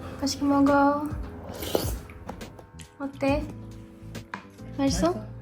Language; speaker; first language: Korean; non-native, learner; French